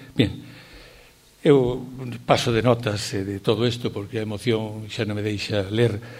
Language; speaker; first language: Galician; native; Galician